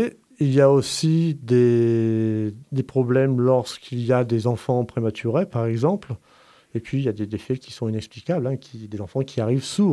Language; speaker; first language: French; native; French